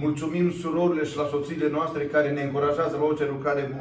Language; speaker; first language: Romanian; native; Romanian